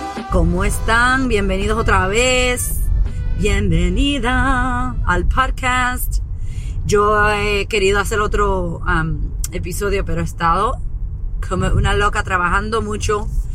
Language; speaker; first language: Spanish; early bilingual, other home language; English